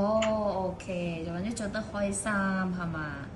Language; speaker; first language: Cantonese; native; Cantonese